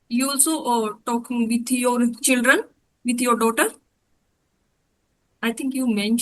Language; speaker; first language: English; non-native, learner; Hindi